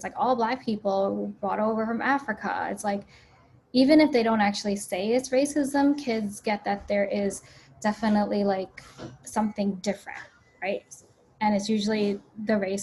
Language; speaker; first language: English; early bilingual, other home language; Cantonese